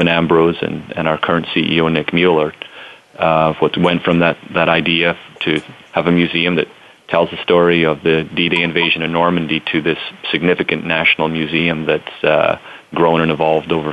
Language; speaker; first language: English; native; English